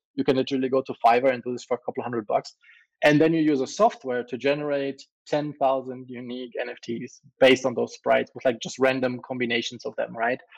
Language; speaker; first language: English; non-native, fluent; German